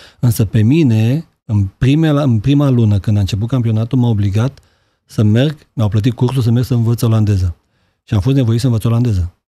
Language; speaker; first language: Romanian; native; Romanian